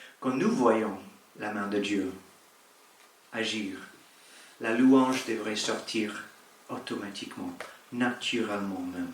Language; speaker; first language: French; native; French